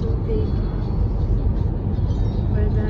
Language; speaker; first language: English; non-native, learner; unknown